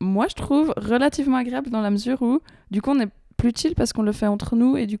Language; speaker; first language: French; native; French